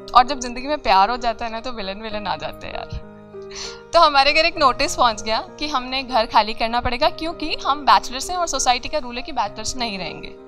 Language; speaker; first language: Hindi; native; Hindi